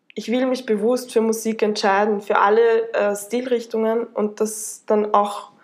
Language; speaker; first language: German; native; German